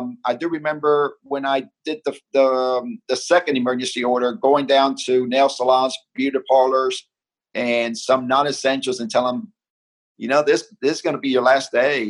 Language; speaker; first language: English; early bilingual, other home language; Spanish